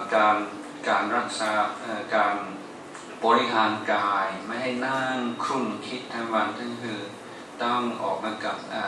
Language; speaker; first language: Thai; non-native, fluent; English